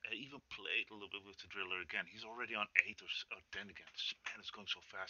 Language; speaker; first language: English; non-native, fluent; Dutch